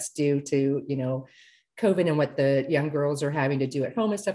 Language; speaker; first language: English; native; English